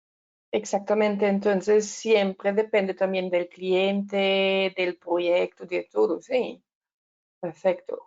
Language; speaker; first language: Spanish; non-native, learner; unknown